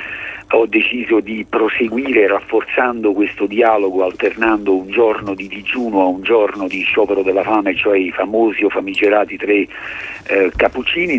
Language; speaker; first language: Italian; native; Italian